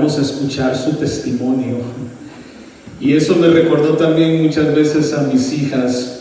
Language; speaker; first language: Spanish; early bilingual, heritage; Spanish